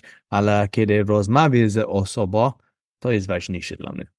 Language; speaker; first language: Polish; non-native, learner; English